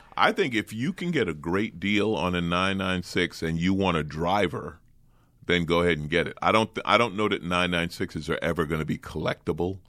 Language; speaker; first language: English; native; English